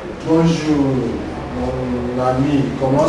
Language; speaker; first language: French; non-native, learner; Igbo